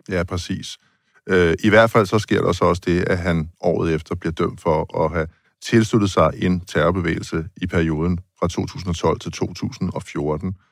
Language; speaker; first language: Danish; native; Danish